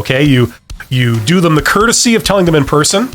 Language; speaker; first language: English; native; English